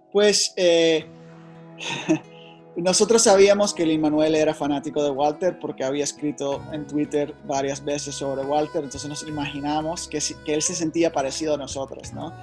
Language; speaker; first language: Spanish; early bilingual, heritage; Spanish